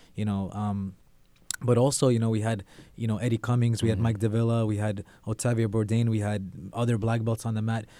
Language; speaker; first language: English; native; English